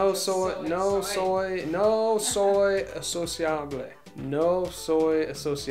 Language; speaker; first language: Spanish; non-native, learner; English